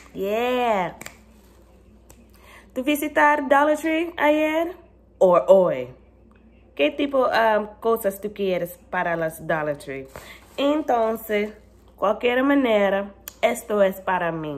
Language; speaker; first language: Spanish; non-native, learner; English